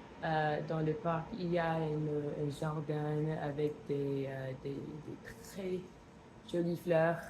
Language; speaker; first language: French; non-native, fluent; English